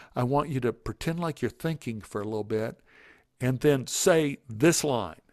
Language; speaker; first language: English; native; English